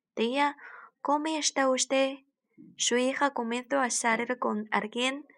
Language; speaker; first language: Spanish; non-native, learner; Chinese